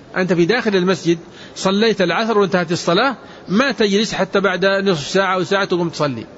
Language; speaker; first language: Arabic; native; Arabic